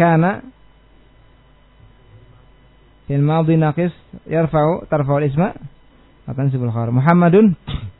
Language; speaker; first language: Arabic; non-native, fluent; Indonesian